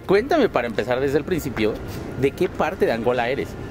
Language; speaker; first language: Spanish; native; Spanish